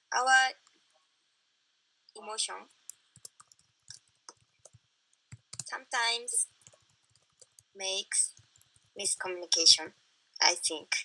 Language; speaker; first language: English; non-native, learner; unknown